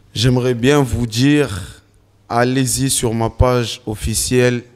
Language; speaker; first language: French; non-native, local second language; Lingala